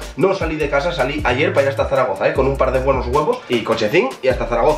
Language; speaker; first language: Spanish; native; Spanish